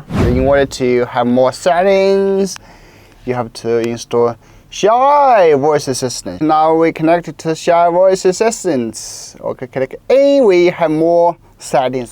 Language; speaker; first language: English; non-native, local second language; Chinese